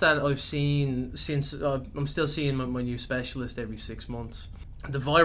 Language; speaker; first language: English; native; English